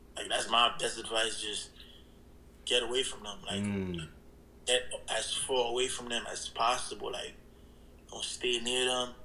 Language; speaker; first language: English; early bilingual, other home language; Haitian Creole